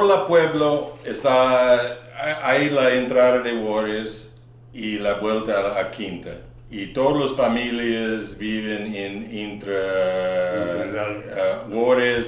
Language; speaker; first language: Spanish; non-native, learner; English